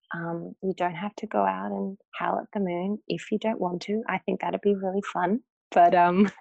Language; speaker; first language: English; native; English